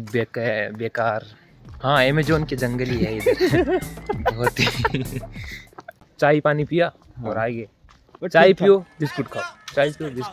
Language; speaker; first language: Hindi; native; Hindi